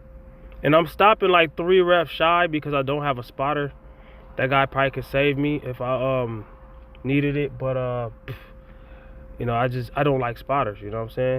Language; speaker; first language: English; native; English